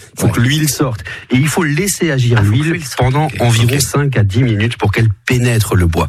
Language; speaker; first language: French; native; French